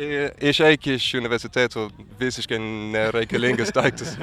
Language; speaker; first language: Lithuanian; non-native, fluent; English